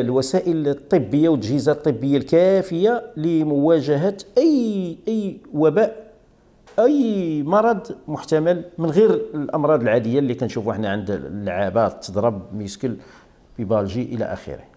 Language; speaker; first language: Arabic; native; Arabic